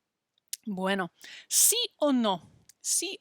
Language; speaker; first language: Spanish; non-native, fluent; English